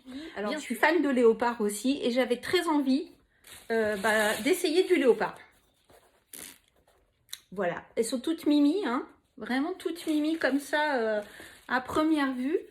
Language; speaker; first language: French; native; French